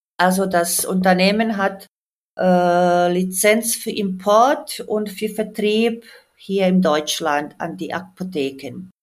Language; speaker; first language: German; non-native, fluent; Croatian